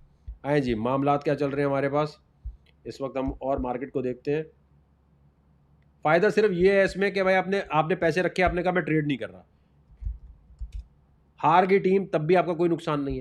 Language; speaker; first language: Urdu; native; Urdu